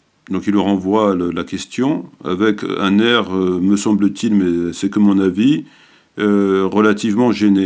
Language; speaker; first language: French; native; French